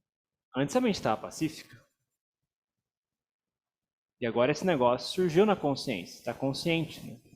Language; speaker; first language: Portuguese; native; Portuguese